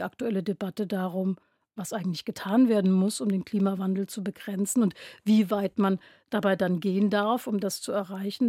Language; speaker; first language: German; native; German